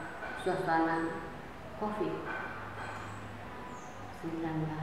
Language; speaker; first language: Indonesian; native; Indonesian